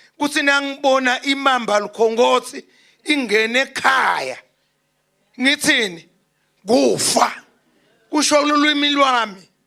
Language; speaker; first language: Zulu; non-native, local second language; Swati